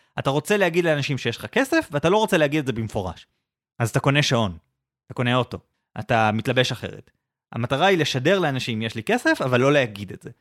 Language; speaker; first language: Hebrew; native; Hebrew